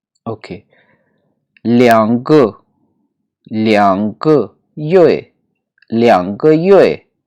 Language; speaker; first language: Chinese; non-native, learner; Urdu